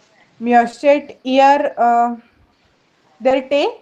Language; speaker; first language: German; non-native, fluent; Hindi